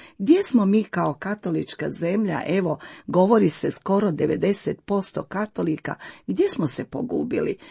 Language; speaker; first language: Croatian; native; Croatian